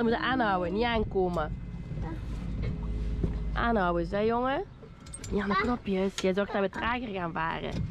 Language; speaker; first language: Dutch; native; Dutch